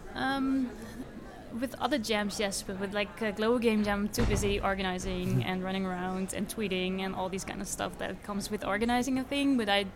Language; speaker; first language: English; non-native, fluent; Dutch